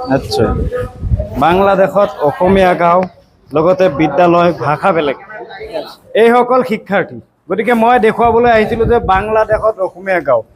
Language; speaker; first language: Bangla; non-native, local second language; Assamese